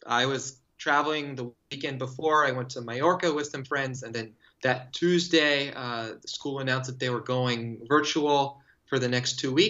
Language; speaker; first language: English; native; English